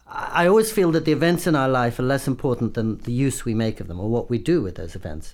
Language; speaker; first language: English; native; English